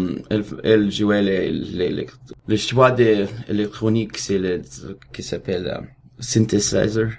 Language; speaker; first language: French; non-native, learner; Russian